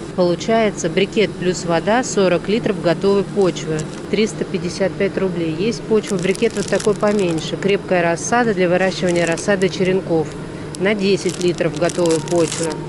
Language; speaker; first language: Russian; native; Russian